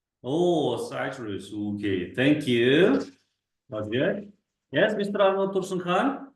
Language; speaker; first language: English; non-native, fluent; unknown